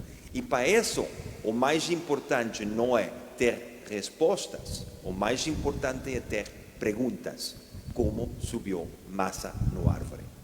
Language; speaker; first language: Portuguese; non-native, fluent; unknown